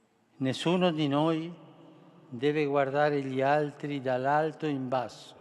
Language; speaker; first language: Italian; non-native, fluent; Spanish